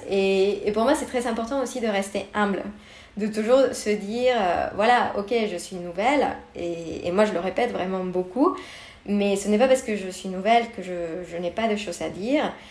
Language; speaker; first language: French; non-native, fluent; Spanish